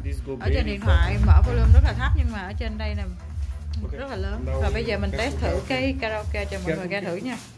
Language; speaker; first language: Vietnamese; native; Vietnamese